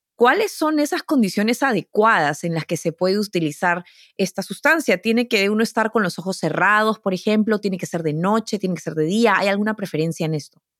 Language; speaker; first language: Spanish; native; Spanish